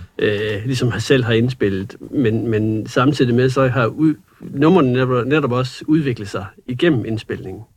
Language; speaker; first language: Danish; native; Danish